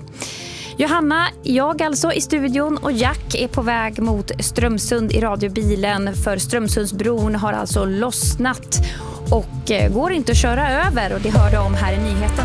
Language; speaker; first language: Swedish; native; Swedish